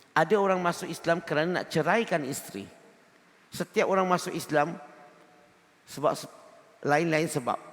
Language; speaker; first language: Malay; non-native, local second language; Chinese